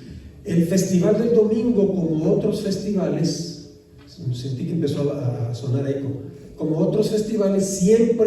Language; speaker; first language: Spanish; native; Spanish